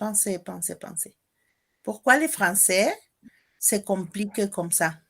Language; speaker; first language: French; non-native, fluent; Spanish